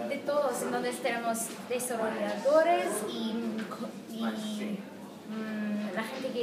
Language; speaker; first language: Spanish; non-native, fluent; English